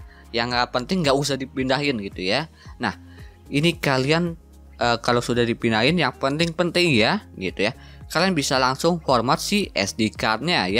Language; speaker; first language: Indonesian; native; Indonesian